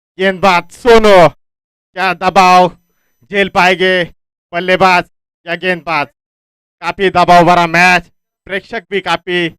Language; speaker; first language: Hindi; non-native, local second language; Marathi